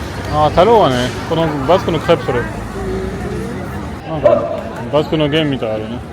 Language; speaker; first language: Japanese; non-native, fluent; French